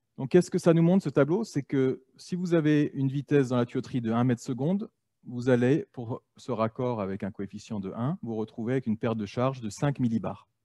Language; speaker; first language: French; native; French